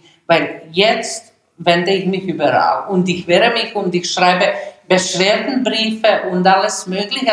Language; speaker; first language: German; non-native, fluent; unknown